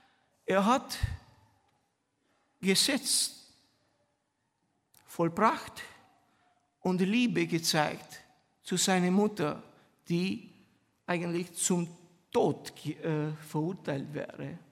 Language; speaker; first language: German; non-native, fluent; Romanian